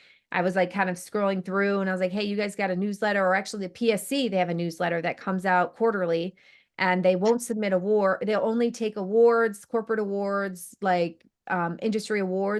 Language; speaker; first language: English; native; English